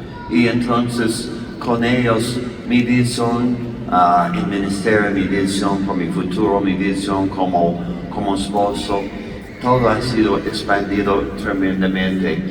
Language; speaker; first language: Spanish; non-native, learner; English